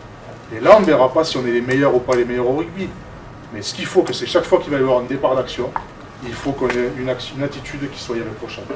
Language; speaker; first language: French; native; French